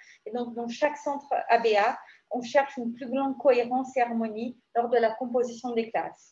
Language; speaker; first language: French; native; French